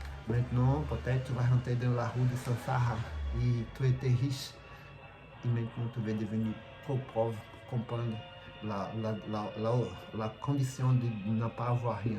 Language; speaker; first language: French; non-native, fluent; Portuguese